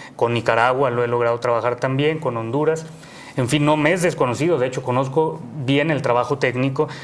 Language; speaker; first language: Spanish; native; Spanish